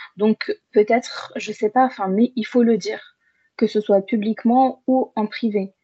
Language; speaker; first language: French; early bilingual, other home language; Arabic